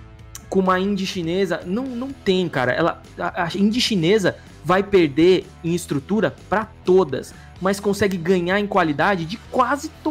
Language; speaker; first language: Portuguese; native; Portuguese